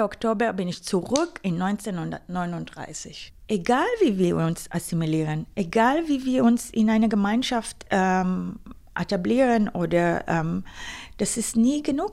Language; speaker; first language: German; non-native, fluent; Hebrew